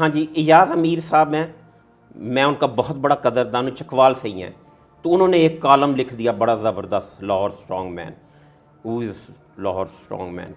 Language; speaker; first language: Urdu; non-native, local second language; Punjabi